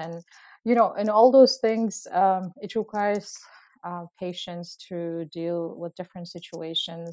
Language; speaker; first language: English; non-native, fluent; Uzbek